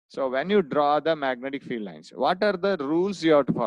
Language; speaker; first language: English; non-native, local second language; Kannada